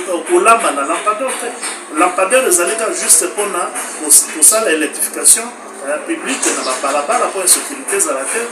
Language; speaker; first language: Lingala; native; Lingala